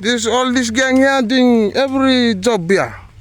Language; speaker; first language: English; non-native, local second language; Fijian